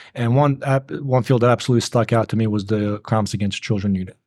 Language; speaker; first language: English; early bilingual, other home language; Bosnian